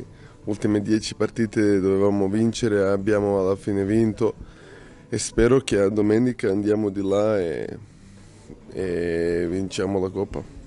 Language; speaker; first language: Italian; non-native, learner; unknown